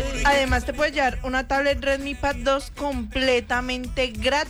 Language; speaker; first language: Spanish; native; Spanish